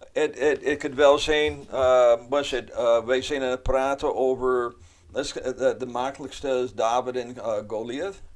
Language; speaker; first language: Dutch; non-native, fluent; English